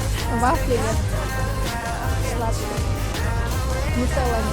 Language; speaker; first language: Russian; non-native, local second language; Kyrgyz